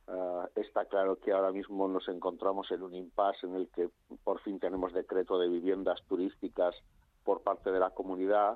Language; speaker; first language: Spanish; native; Spanish